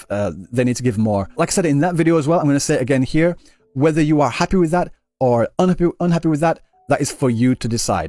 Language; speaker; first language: English; native; English